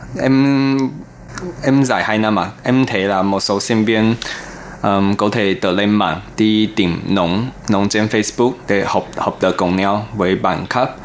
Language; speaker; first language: Vietnamese; non-native, learner; Chinese